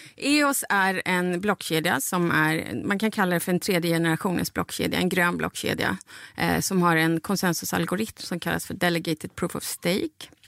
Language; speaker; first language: Swedish; non-native, fluent; Spanish